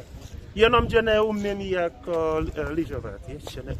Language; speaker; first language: Czech; non-native, learner; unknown